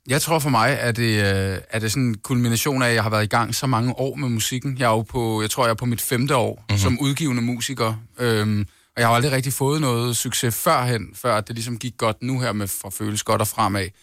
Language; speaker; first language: Danish; native; Danish